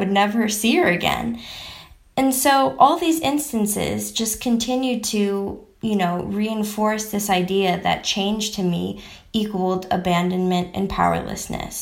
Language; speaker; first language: English; native; English